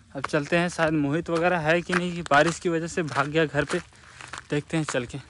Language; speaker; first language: Hindi; native; Hindi